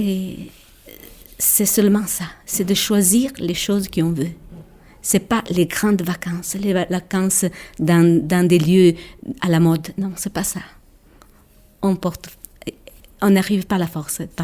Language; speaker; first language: French; non-native, local second language; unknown